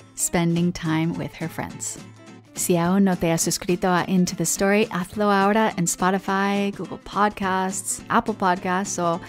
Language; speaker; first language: Spanish; native; Spanish